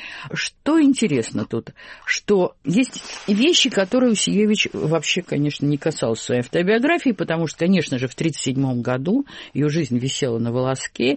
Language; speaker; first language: Russian; native; Russian